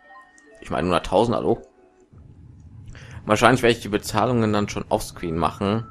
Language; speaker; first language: German; native; German